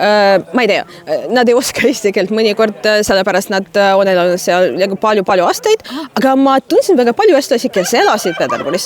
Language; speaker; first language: Estonian; non-native, fluent; Russian